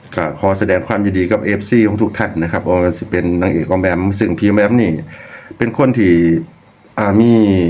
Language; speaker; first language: Thai; non-native, local second language; Lao